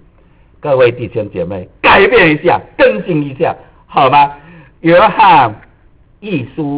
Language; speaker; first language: Chinese; native; Chinese